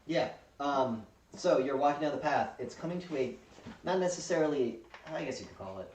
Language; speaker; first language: English; native; English